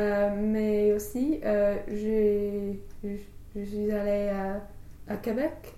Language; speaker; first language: French; non-native, learner; English